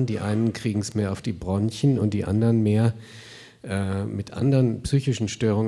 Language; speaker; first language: German; native; German